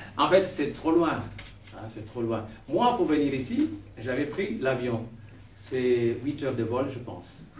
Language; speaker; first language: French; non-native, local second language; Kongo